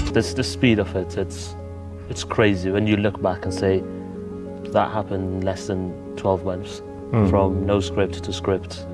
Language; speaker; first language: English; early bilingual, other home language; Persian